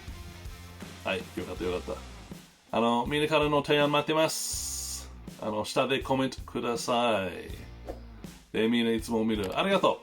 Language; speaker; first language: Japanese; non-native, learner; English